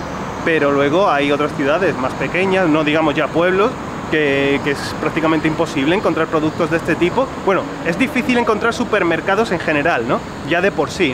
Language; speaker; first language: Spanish; native; Spanish